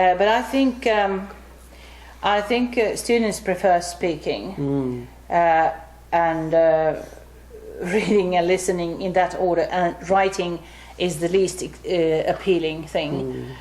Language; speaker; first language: English; non-native, fluent; Finnish